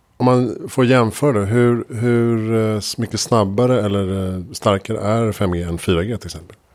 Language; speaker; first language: Swedish; native; Swedish